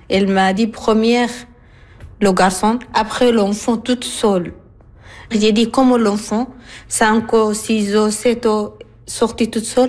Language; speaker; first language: French; non-native, learner; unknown